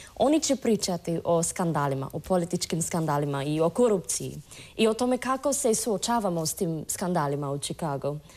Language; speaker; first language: Croatian; non-native, fluent; English